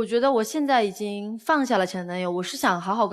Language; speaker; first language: Chinese; native; Chinese